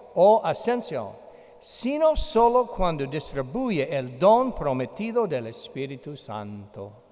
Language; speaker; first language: Spanish; non-native, fluent; English